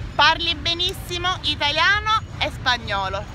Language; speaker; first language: Italian; native; Italian